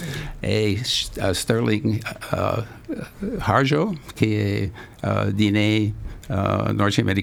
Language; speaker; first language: Portuguese; non-native, fluent; English